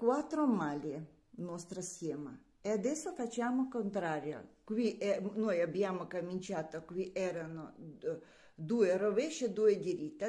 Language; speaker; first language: Italian; non-native, learner; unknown